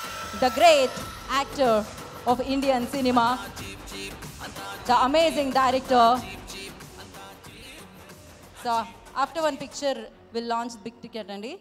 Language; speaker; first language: Telugu; native; Telugu